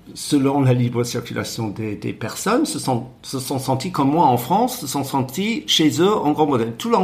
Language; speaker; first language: French; non-native, fluent; English